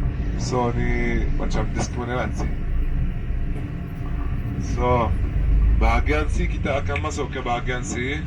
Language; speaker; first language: Indonesian; non-native, fluent; Arabic